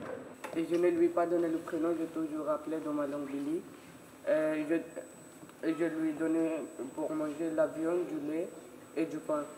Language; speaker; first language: French; non-native, learner; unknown